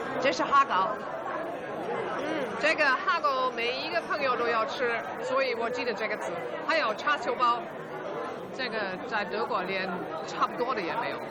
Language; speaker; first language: Chinese; non-native, learner; German